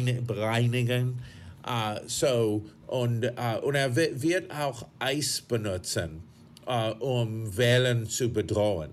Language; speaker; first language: German; non-native, fluent; English